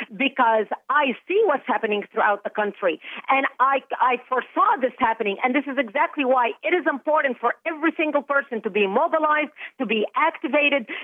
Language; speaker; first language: English; non-native, fluent; Arabic